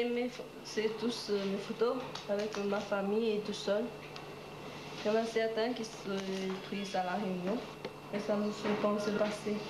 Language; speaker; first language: French; early bilingual, other home language; Chinese